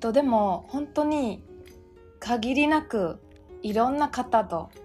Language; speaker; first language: Japanese; non-native, fluent; Chinese